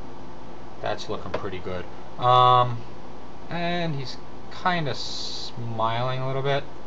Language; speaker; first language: English; native; English